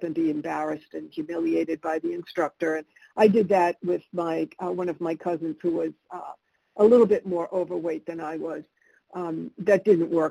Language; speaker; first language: English; early bilingual, other home language; Italian